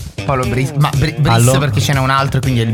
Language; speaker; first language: Italian; native; Italian